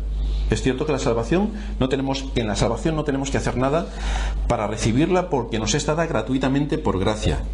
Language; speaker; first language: Spanish; native; Spanish